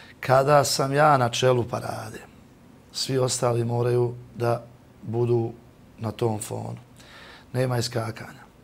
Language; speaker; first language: Bosnian; native; Bosnian